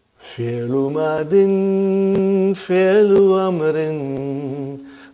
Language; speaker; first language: Arabic; non-native, fluent; Urdu